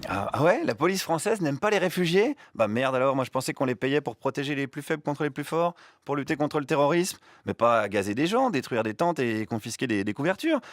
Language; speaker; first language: French; native; French